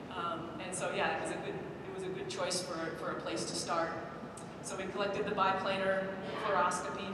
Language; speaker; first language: English; native; English